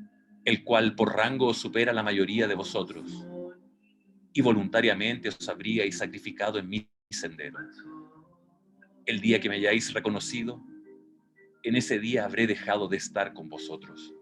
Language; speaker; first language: Spanish; native; Spanish